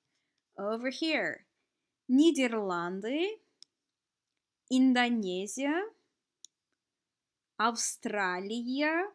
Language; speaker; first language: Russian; non-native, fluent; English